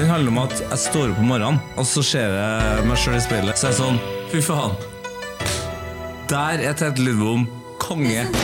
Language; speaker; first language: Norwegian; native; Norwegian